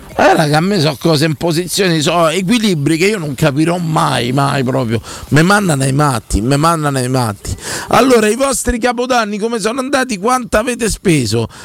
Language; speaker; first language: Italian; native; Italian